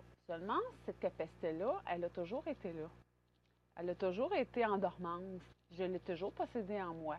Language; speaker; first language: French; native; French